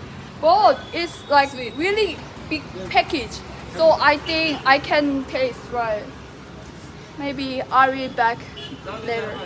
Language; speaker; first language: English; non-native, learner; Korean